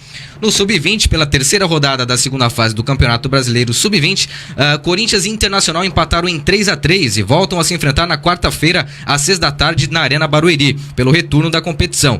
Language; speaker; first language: Portuguese; native; Portuguese